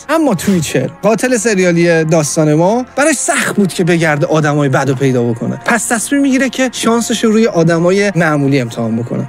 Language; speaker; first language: Persian; native; Persian